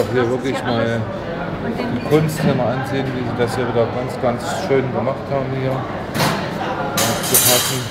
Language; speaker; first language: German; native; German